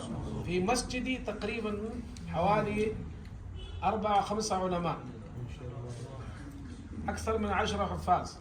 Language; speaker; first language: Arabic; non-native, fluent; Urdu